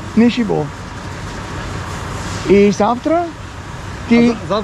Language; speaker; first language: Russian; non-native, learner; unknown